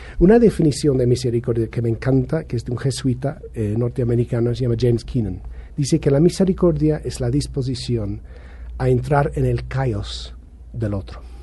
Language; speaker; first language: Spanish; non-native, fluent; English